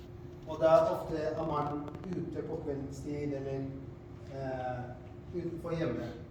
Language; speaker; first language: Norwegian; non-native, fluent; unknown